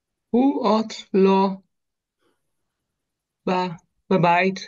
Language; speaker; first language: Hebrew; non-native, learner; Dutch